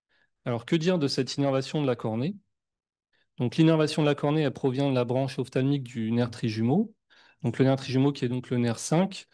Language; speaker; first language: French; native; French